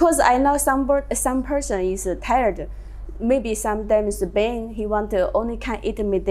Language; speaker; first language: English; non-native, learner; Chinese